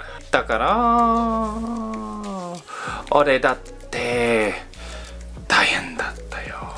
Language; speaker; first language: Japanese; non-native, learner; English